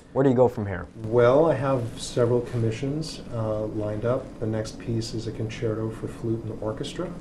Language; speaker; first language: English; native; English